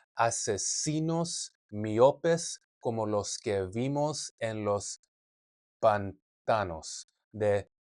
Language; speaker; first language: Spanish; non-native, learner; English